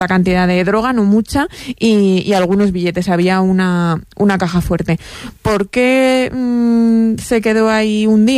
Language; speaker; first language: Spanish; native; Spanish